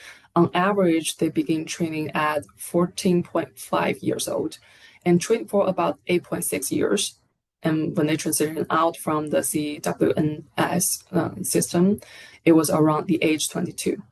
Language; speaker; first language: English; non-native, fluent; Chinese